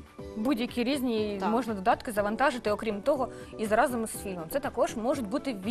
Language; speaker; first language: Ukrainian; native; Ukrainian